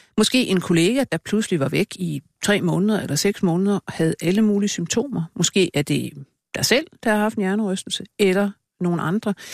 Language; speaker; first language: Danish; native; Danish